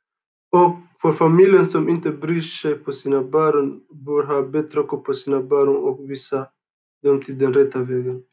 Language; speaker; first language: Swedish; non-native, learner; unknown